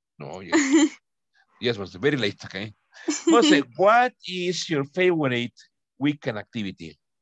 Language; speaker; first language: English; non-native, fluent; Spanish